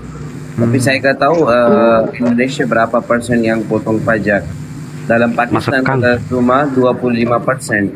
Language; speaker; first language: Indonesian; non-native, learner; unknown